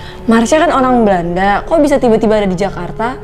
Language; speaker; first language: Indonesian; native; Indonesian